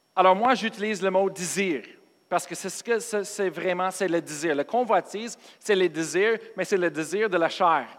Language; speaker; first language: French; non-native, fluent; English